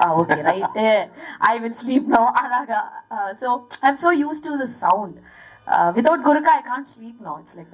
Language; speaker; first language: Telugu; early bilingual, heritage; Telugu